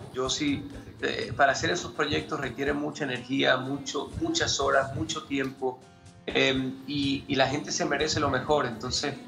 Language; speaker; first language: Spanish; early bilingual, heritage; Spanish